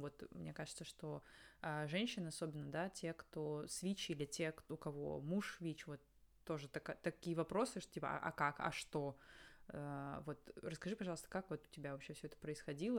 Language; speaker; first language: Russian; native; Russian